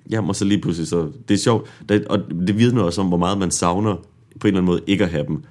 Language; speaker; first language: Danish; native; Danish